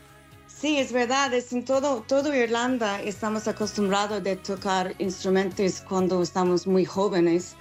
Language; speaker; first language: Spanish; non-native, fluent; English